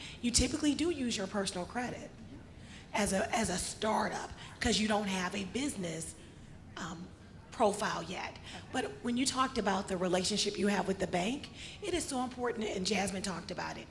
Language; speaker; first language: English; native; English